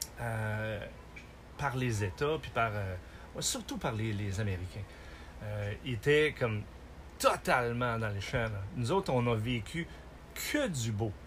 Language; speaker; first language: French; native; French